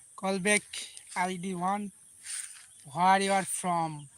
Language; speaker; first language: English; non-native, local second language; Bangla